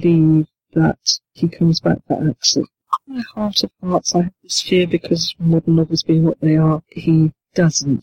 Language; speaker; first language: English; native; English